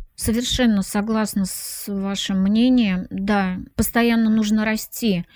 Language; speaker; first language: Russian; native; Russian